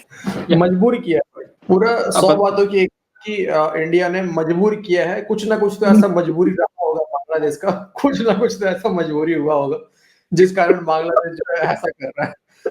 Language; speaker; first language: Hindi; native; Hindi